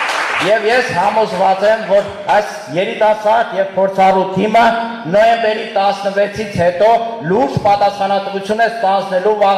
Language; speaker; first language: Armenian; native; Armenian